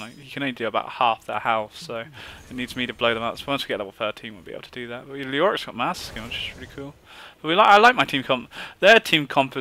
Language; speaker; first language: English; native; English